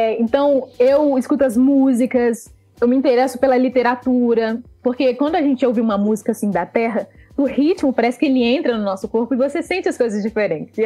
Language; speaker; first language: Portuguese; early bilingual, other home language; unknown